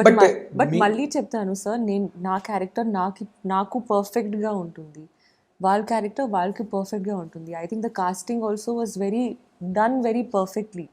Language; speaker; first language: Telugu; non-native, fluent; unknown